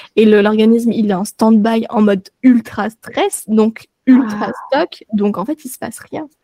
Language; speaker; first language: French; native; French